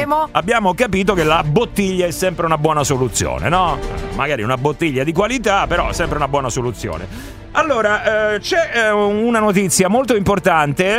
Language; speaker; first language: Italian; native; Italian